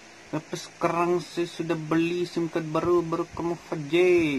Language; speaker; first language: Malay; non-native, local second language; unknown